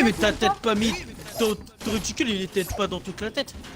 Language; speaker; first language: French; native; French